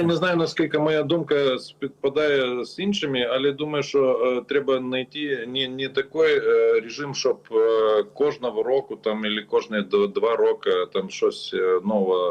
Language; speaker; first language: Ukrainian; non-native, learner; Lithuanian